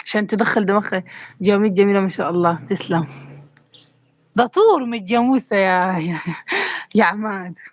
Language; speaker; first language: Arabic; native; Arabic